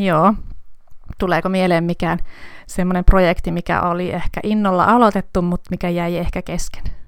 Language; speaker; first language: Finnish; native; Finnish